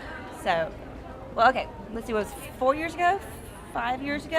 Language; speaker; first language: English; native; English